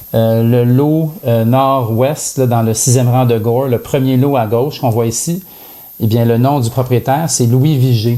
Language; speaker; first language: French; native; French